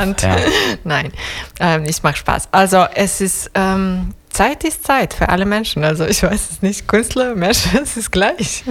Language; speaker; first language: German; non-native, fluent; Serbian